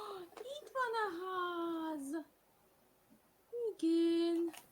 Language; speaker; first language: Hungarian; non-native, learner; Russian